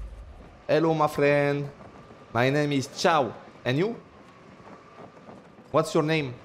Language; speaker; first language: English; non-native, learner; French